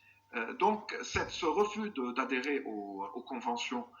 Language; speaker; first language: French; non-native, fluent; Arabic